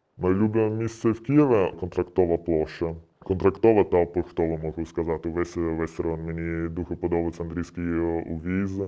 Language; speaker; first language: Ukrainian; early bilingual, heritage; Ukrainian